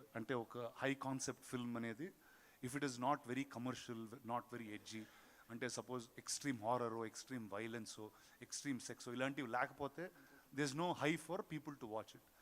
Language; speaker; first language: Telugu; native; Telugu